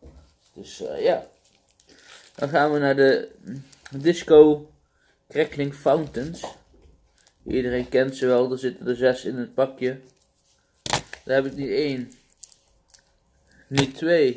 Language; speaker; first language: Dutch; native; Dutch